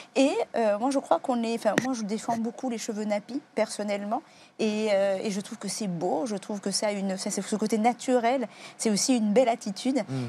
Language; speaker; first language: French; native; French